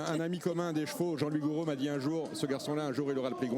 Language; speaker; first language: French; native; French